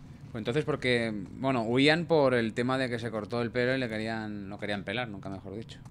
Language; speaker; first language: Spanish; native; Spanish